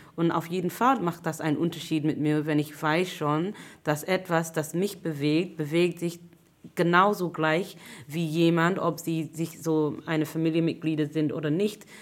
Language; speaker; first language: German; non-native, fluent; English